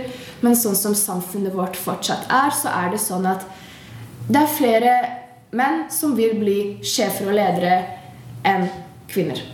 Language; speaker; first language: Norwegian; non-native, fluent; Hungarian